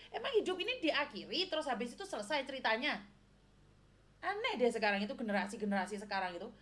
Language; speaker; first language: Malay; non-native, local second language; Javanese